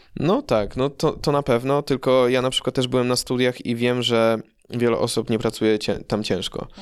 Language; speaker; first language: Polish; early bilingual, heritage; Polish